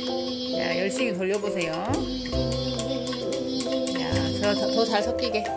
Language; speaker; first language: Korean; native; Korean